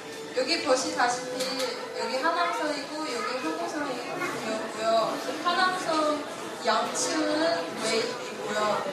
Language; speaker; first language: Korean; non-native, fluent; Chinese